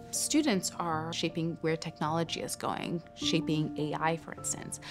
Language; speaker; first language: English; native; English